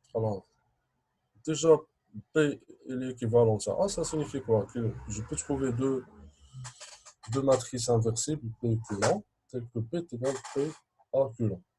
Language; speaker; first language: French; non-native, local second language; Arabic